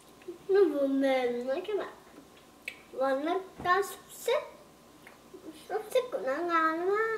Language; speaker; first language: Vietnamese; early bilingual, heritage; Vietnamese